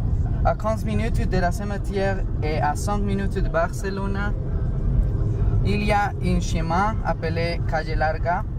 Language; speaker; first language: French; non-native, learner; Spanish